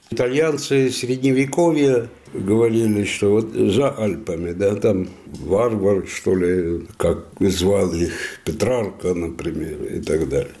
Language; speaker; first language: Russian; non-native, fluent; Italian